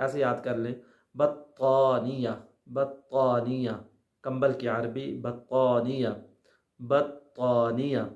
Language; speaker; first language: Urdu; native; Urdu